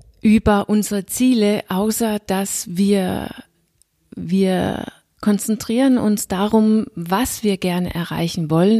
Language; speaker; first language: German; non-native, fluent; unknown